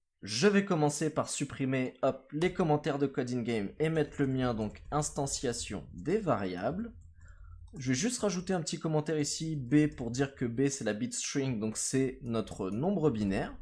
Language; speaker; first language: French; native; French